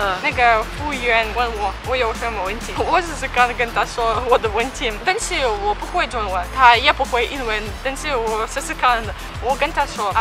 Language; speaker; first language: Chinese; non-native, learner; Russian